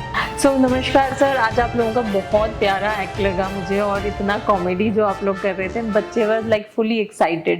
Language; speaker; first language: Hindi; native; Hindi